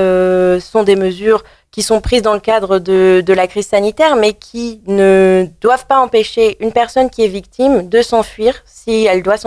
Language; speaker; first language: French; native; French